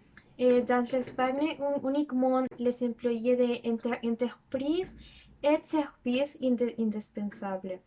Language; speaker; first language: French; non-native, learner; Spanish